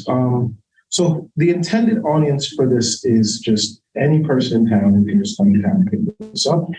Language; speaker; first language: English; native; English